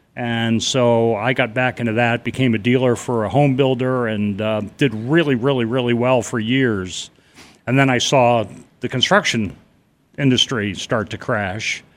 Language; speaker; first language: English; native; English